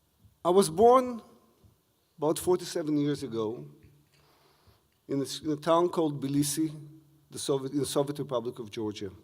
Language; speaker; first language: English; non-native, fluent; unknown